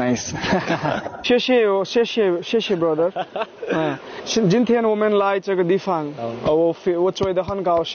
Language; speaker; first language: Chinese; non-native, learner; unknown